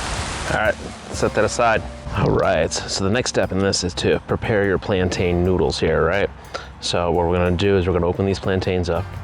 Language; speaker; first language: English; native; English